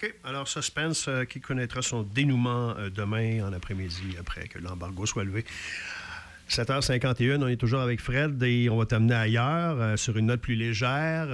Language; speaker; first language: French; native; French